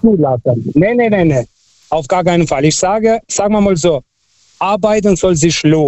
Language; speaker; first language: German; non-native, fluent; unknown